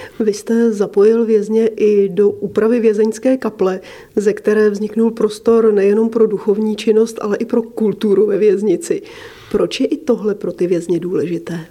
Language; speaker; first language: Czech; native; Czech